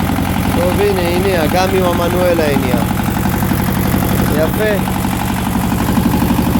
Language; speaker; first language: Hebrew; native; Hebrew